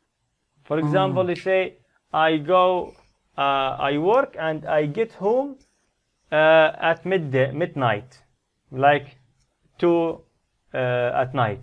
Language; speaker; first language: English; non-native, fluent; Arabic